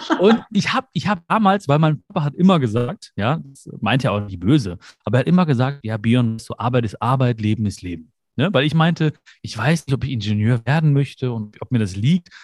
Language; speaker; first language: German; early bilingual, other home language; Malayalam